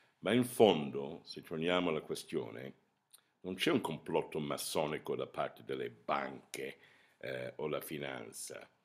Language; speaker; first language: Italian; non-native, fluent; English